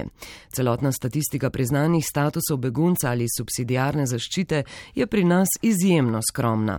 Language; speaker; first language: Slovenian; native; Slovenian